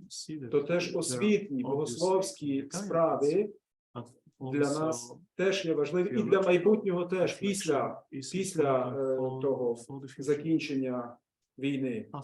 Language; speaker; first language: Ukrainian; native; Ukrainian